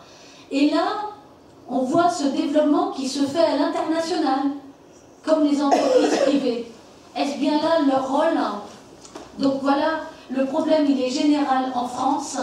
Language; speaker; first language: French; native; French